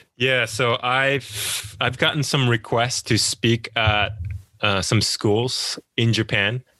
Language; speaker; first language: English; non-native, fluent; Japanese